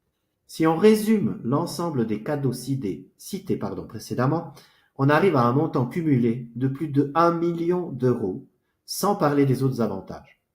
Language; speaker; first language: French; native; French